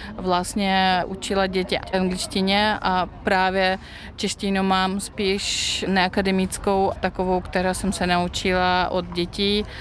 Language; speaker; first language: Czech; non-native, fluent; Russian